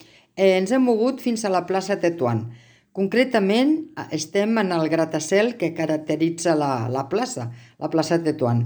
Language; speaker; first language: Catalan; native; Catalan